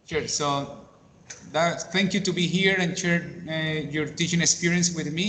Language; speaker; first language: English; non-native, learner; Spanish